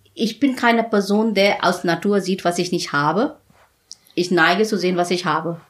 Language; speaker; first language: German; non-native, fluent; Bangla